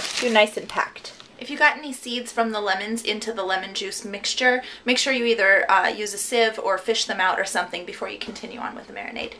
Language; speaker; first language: English; native; English